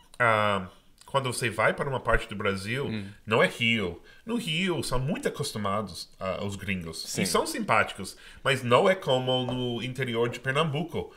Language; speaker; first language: Portuguese; non-native, fluent; English